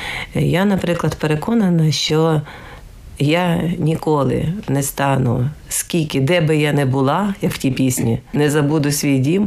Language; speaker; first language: Ukrainian; native; Ukrainian